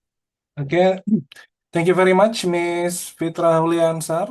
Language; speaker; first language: English; non-native, fluent; Indonesian